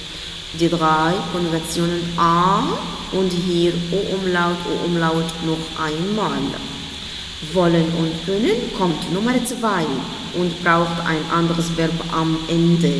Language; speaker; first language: German; non-native, fluent; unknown